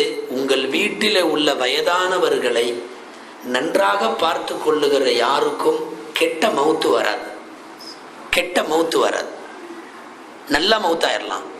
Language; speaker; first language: Tamil; native; Tamil